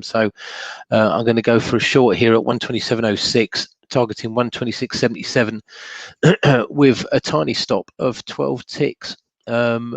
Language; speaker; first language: English; native; English